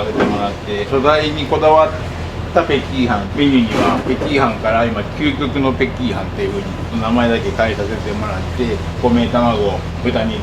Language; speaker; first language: Japanese; native; Japanese